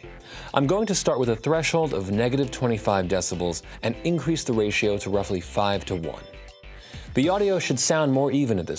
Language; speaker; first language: English; native; English